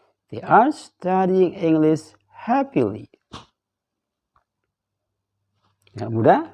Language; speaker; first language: English; non-native, fluent; Indonesian